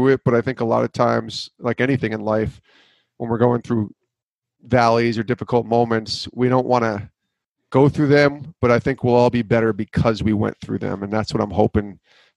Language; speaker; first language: English; native; English